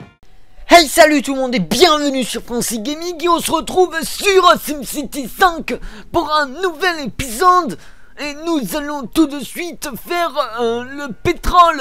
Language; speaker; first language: French; native; French